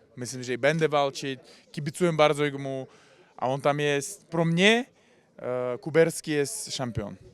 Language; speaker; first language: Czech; non-native, learner; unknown